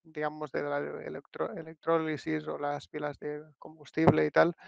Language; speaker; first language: Spanish; non-native, local second language; Catalan